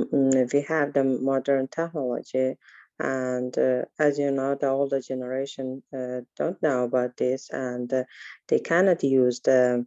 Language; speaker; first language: English; non-native, learner; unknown